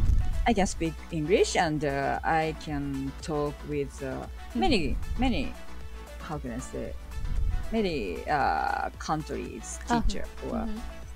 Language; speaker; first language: English; non-native, learner; Japanese